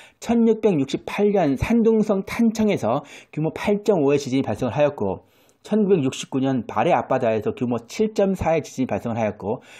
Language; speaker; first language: Korean; native; Korean